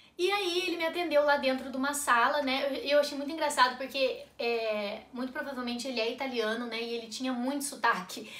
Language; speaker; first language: Portuguese; native; Portuguese